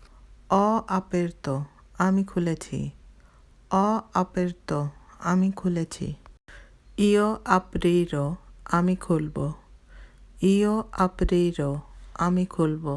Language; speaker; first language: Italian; non-native, fluent; Bangla